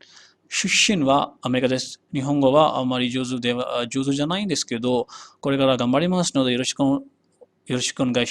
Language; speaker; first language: Japanese; non-native, fluent; Hindi